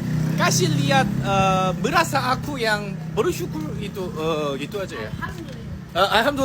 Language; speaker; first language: Indonesian; non-native, fluent; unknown